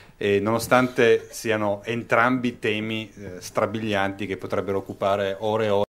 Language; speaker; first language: Italian; native; Italian